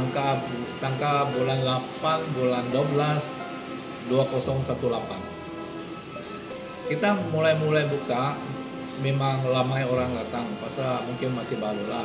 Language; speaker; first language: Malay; non-native, local second language; Hakka Chinese